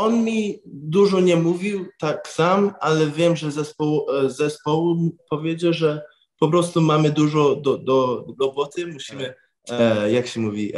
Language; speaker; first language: Polish; early bilingual, heritage; English